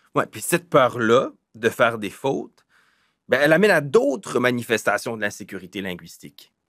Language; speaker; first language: French; native; French